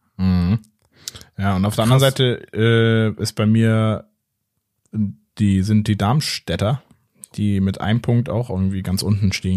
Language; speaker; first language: German; native; German